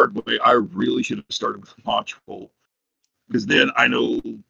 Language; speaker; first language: English; native; English